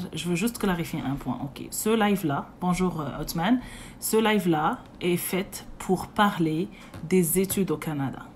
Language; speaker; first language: French; non-native, local second language; Arabic